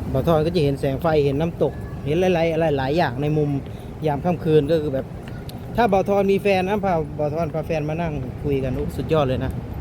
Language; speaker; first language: Thai; native; Thai